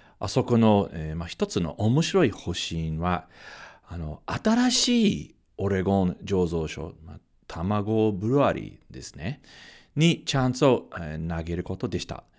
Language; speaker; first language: Japanese; non-native, fluent; English